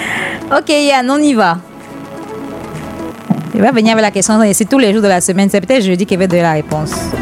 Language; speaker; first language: French; native; French